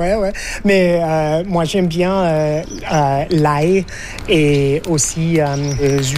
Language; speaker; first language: French; non-native, fluent; English